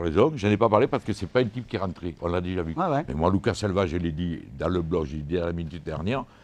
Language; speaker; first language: French; native; French